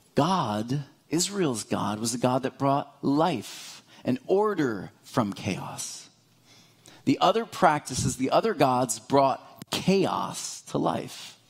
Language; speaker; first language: English; native; English